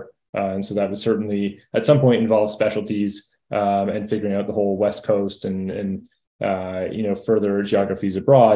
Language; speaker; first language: English; native; English